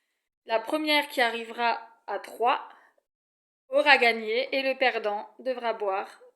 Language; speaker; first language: French; native; French